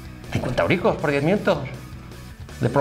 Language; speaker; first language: Spanish; native; Spanish